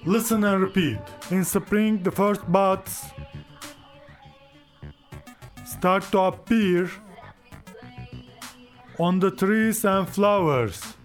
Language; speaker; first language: English; non-native, fluent; Turkish